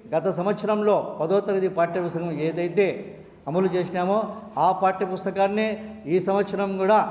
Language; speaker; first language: Telugu; non-native, local second language; Urdu